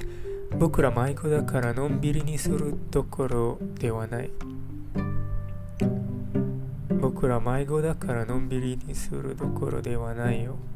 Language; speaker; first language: Japanese; non-native, learner; English